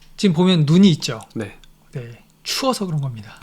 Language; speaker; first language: Korean; native; Korean